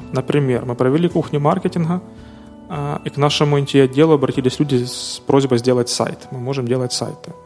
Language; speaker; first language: Russian; non-native, local second language; Ukrainian